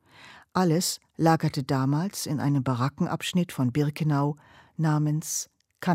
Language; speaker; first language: German; native; German